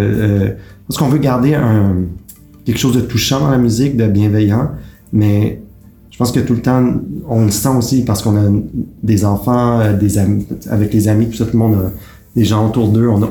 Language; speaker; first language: French; native; French